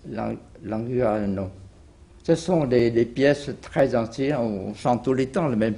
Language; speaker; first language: French; non-native, fluent; Vietnamese